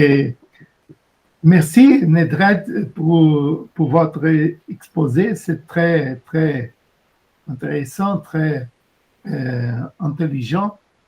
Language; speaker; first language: French; non-native, fluent; Portuguese